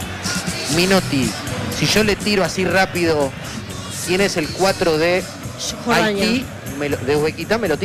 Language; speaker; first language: Spanish; native; Spanish